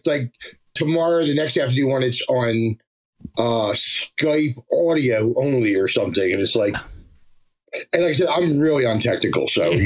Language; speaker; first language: English; native; English